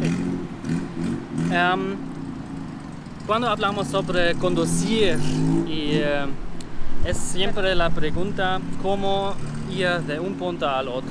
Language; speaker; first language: Spanish; non-native, learner; German